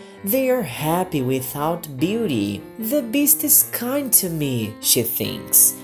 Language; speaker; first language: English; non-native, fluent; Portuguese